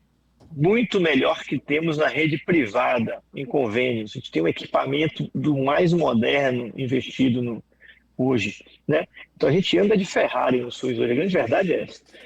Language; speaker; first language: Portuguese; native; Portuguese